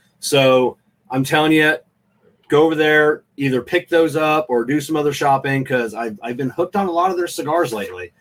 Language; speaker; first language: English; native; English